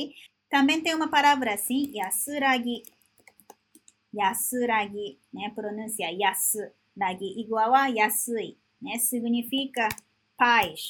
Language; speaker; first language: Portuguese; non-native, fluent; Japanese